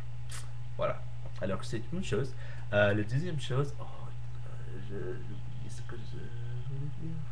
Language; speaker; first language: French; non-native, learner; English